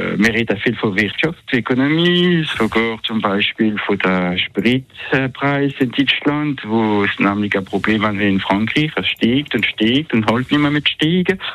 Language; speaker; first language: German; non-native, local second language; French